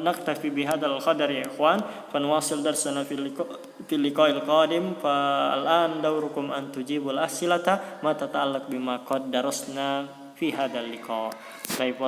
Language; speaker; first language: Arabic; non-native, fluent; Indonesian